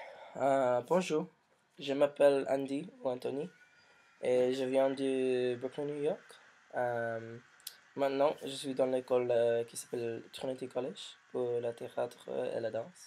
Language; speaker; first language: French; non-native, learner; English